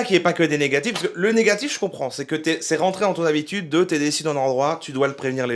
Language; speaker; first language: French; native; French